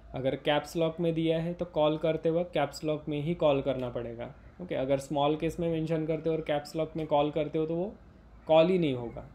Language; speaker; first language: Hindi; non-native, local second language; Marathi